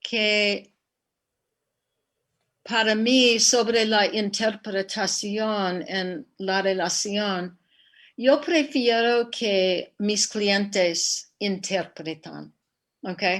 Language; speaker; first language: Spanish; non-native, fluent; English